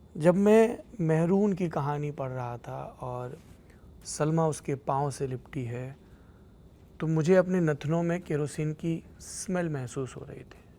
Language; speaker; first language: Hindi; native; Hindi